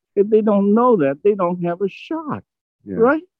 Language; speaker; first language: English; early bilingual, other home language; Vietnamese